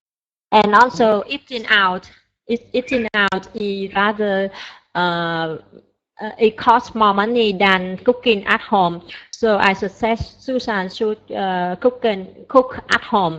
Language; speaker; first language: English; non-native, learner; Vietnamese